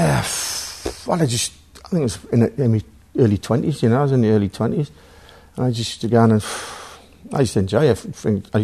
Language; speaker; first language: English; native; English